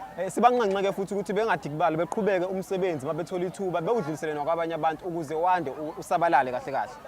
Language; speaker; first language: Zulu; native; Zulu